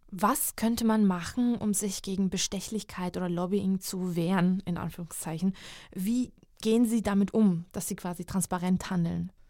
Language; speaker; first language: German; non-native, fluent; Georgian